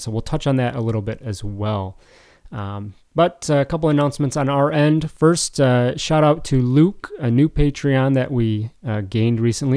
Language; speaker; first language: English; native; English